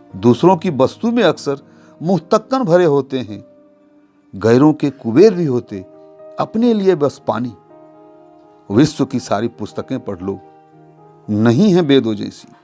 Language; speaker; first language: Hindi; native; Hindi